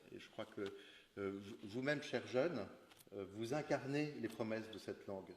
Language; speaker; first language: French; native; French